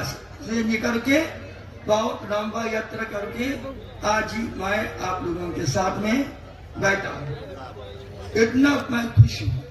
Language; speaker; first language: Hindi; non-native, learner; Japanese